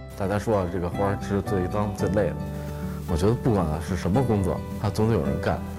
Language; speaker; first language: Chinese; native; Chinese